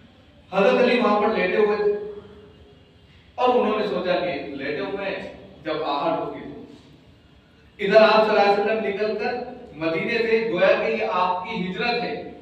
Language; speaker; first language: Urdu; native; Urdu